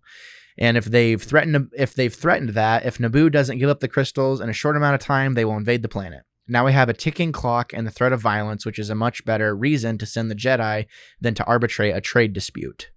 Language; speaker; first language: English; native; English